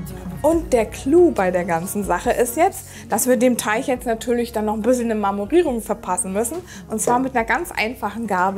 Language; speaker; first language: German; native; German